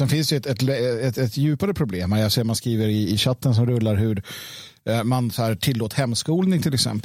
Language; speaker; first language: Swedish; native; Swedish